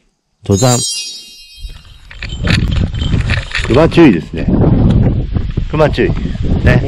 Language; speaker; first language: Japanese; native; Japanese